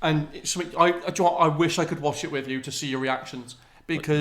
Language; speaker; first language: English; native; English